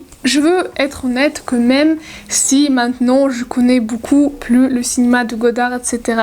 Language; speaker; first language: French; non-native, learner; Russian